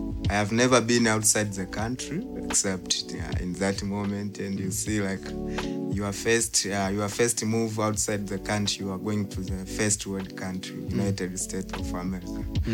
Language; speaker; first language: English; non-native, local second language; Swahili